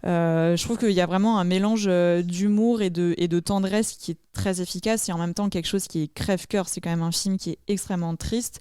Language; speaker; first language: French; native; French